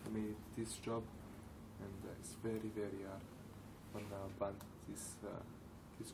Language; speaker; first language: English; non-native, learner; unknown